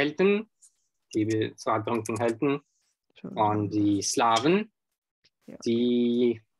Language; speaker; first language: German; non-native, learner; Russian